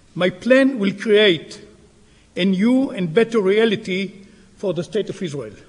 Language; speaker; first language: English; non-native, fluent; Hebrew